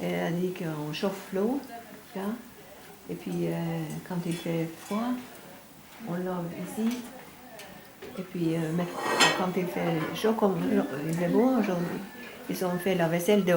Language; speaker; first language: French; non-native, fluent; Norwegian